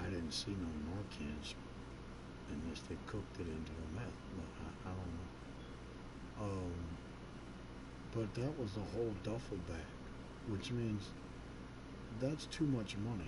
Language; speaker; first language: English; native; English